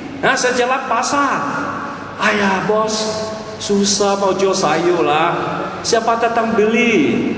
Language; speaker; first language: Malay; non-native, local second language; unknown